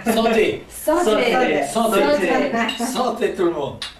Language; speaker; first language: French; native; French